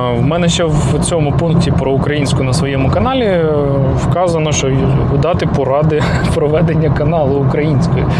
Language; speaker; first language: Ukrainian; non-native, local second language; Russian